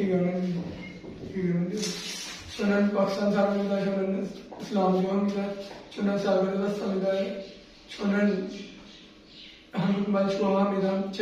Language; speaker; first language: Korean; non-native, learner; Punjabi